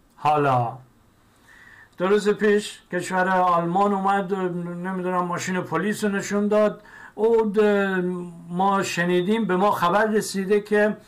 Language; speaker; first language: Persian; native; Persian